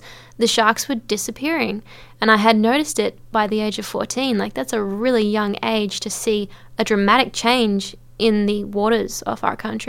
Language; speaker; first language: English; native; English